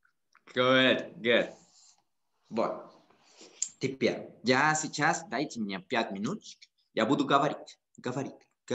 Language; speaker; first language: Russian; non-native, learner; Spanish